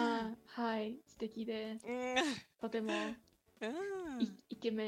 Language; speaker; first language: Japanese; non-native, learner; English